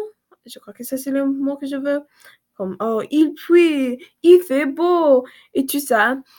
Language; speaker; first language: French; non-native, learner; English